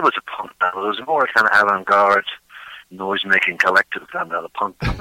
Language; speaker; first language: English; native; English